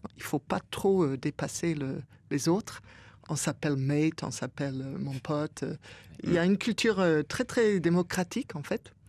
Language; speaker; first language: French; non-native, fluent; English